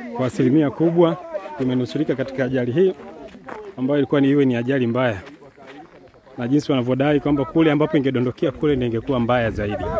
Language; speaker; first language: Swahili; native; Swahili